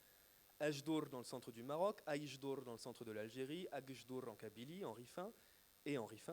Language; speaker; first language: French; native; French